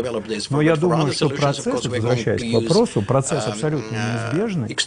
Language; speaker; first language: Russian; native; Russian